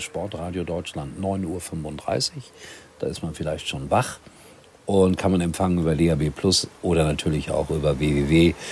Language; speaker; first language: German; native; German